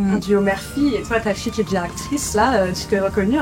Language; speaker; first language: French; native; French